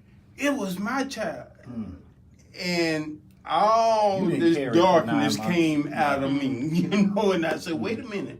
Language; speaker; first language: English; native; English